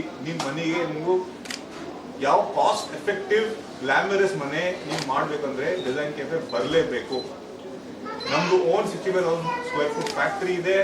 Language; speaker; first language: Kannada; non-native, local second language; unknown